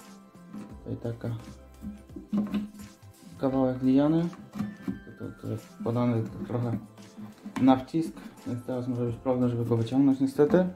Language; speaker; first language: Polish; native; Polish